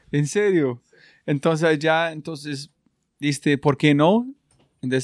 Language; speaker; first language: Spanish; non-native, fluent; English